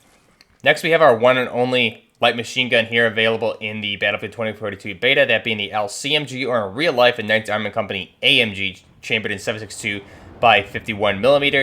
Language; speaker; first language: English; native; English